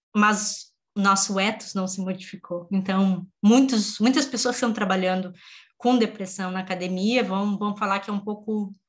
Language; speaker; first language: Portuguese; native; Portuguese